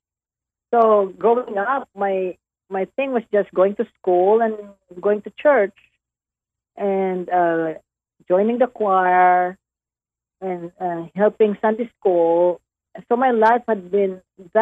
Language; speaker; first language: English; non-native, local second language; Hiligaynon